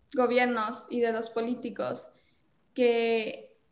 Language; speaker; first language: Spanish; native; Spanish